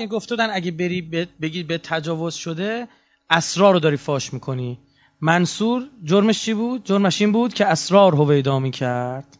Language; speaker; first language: Persian; native; Persian